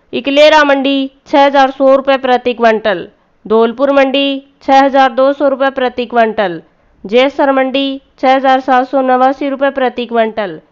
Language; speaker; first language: Hindi; native; Hindi